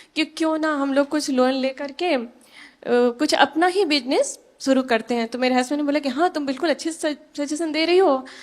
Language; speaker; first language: Hindi; native; Hindi